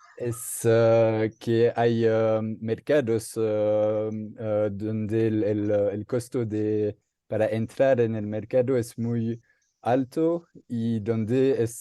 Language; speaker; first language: Spanish; non-native, learner; French